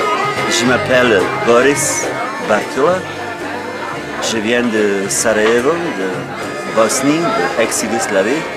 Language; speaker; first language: French; non-native, fluent; Bosnian